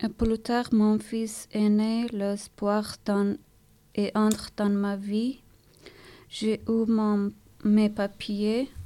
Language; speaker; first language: French; non-native, learner; Persian